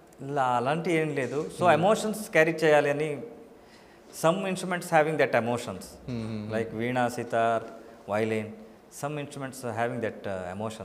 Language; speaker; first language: Telugu; non-native, learner; Kannada